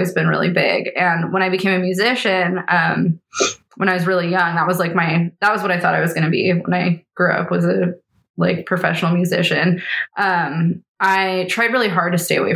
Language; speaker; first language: English; native; English